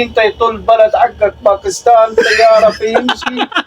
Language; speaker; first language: Arabic; non-native, learner; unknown